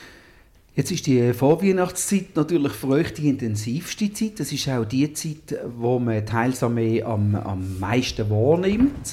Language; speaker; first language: German; native; German